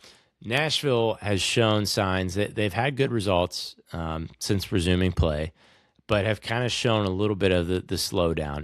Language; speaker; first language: English; native; English